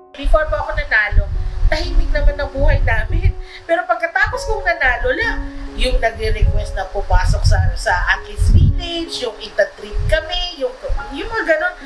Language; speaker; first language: Filipino; non-native, local second language; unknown